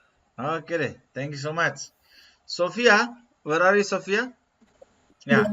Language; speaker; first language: English; non-native, learner; Indonesian